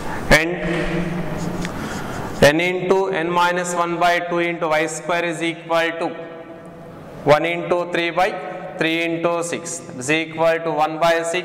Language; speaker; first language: English; non-native, local second language; Telugu